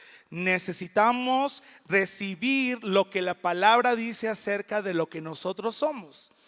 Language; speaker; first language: Spanish; native; Spanish